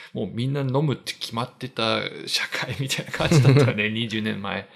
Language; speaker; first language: Japanese; non-native, fluent; English